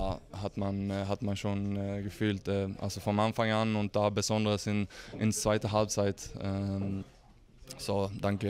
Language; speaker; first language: German; non-native, fluent; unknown